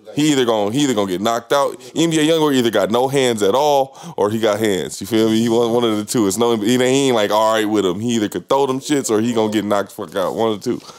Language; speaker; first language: English; native; English